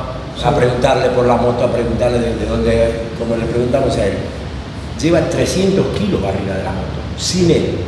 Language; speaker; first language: Spanish; native; Spanish